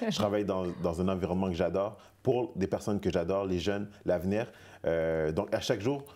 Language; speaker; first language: French; native; French